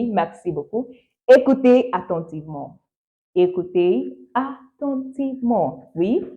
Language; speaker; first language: French; non-native, fluent; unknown